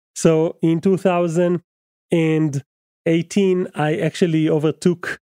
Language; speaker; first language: English; non-native, fluent; Hebrew